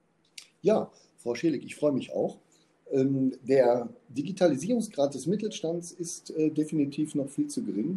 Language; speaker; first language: German; native; German